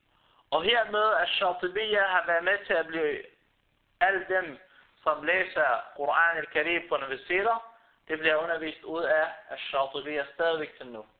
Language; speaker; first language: Danish; non-native, fluent; Arabic